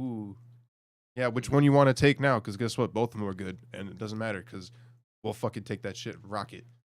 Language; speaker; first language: English; native; English